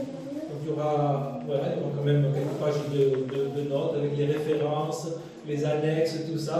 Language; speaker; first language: French; native; French